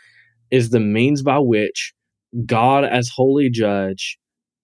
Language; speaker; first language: English; native; English